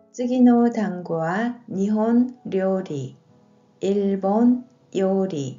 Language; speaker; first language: Japanese; non-native, fluent; Korean